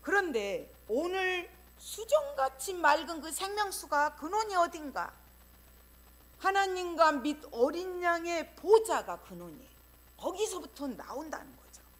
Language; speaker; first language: Korean; native; Korean